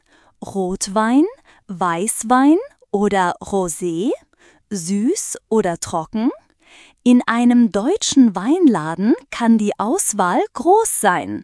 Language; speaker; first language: German; non-native, fluent; Turkish